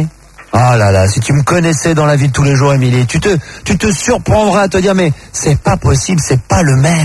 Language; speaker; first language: French; native; French